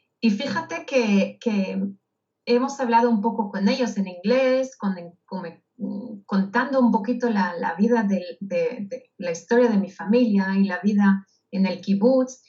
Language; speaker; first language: Spanish; non-native, fluent; Hebrew